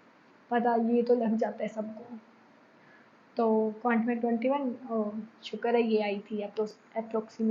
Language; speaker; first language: Hindi; native; Hindi